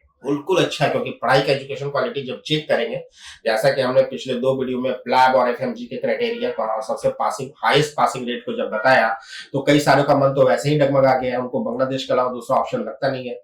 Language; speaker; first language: Hindi; native; Hindi